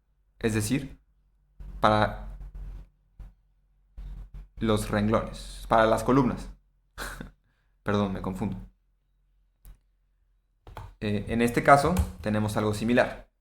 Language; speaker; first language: Spanish; native; Spanish